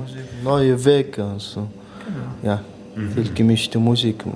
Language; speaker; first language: German; non-native, learner; Mongolian